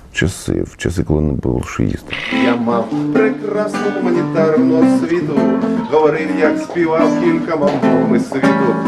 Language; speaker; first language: Ukrainian; native; Ukrainian